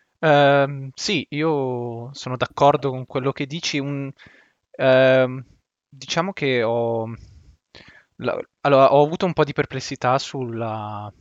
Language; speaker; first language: Italian; native; Italian